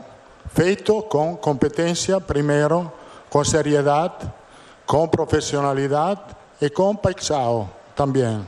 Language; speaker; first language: Portuguese; non-native, fluent; Italian